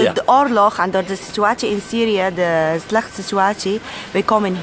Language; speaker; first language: Dutch; non-native, learner; Arabic